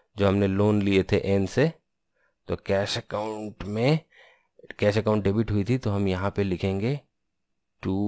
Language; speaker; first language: Hindi; non-native, local second language; Bangla